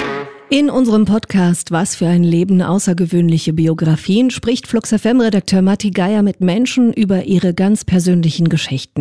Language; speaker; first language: German; native; German